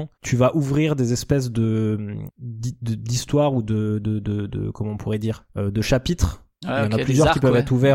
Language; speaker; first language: French; native; French